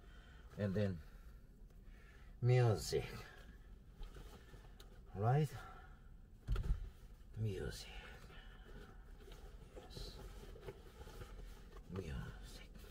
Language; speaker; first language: English; non-native, learner; Korean